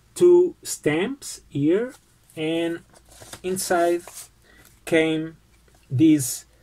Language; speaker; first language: English; non-native, fluent; Portuguese